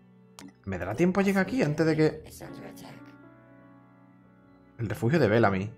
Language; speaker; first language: Spanish; native; Spanish